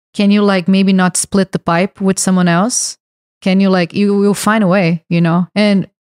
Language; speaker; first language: English; non-native, fluent; Portuguese